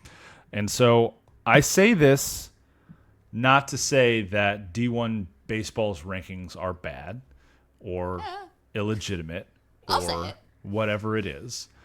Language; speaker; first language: English; native; English